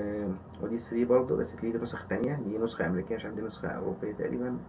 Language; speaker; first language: Arabic; native; Arabic